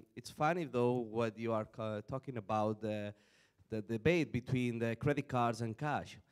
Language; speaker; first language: English; non-native, fluent; Spanish